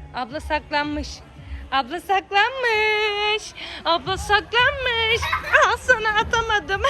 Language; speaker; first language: Turkish; native; Turkish